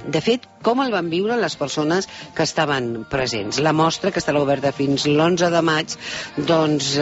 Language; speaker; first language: Catalan; native; Catalan